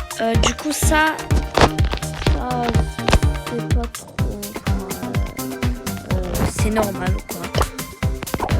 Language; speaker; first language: French; early bilingual, other home language; Turkish